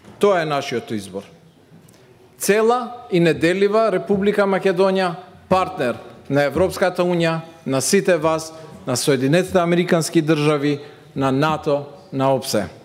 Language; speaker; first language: Macedonian; non-native, local second language; Albanian